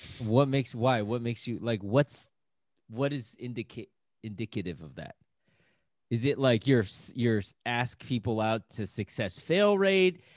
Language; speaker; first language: English; native; English